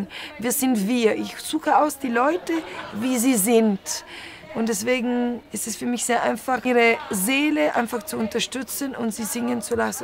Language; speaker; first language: German; non-native, fluent; Bulgarian